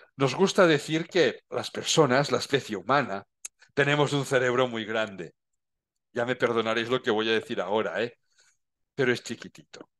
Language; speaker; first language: Spanish; non-native, local second language; Catalan